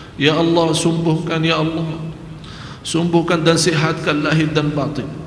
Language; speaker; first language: Malay; non-native, fluent; Arabic